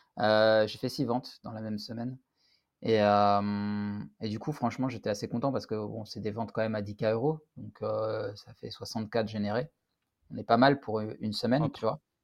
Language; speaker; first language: French; native; French